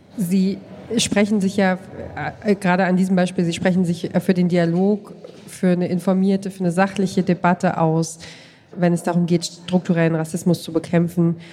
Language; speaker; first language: German; native; German